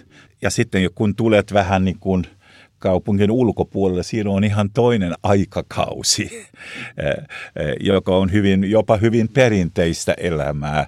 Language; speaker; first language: Finnish; non-native, local second language; Swedish